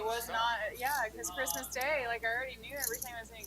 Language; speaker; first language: English; native; English